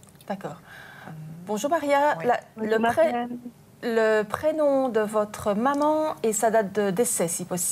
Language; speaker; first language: French; native; French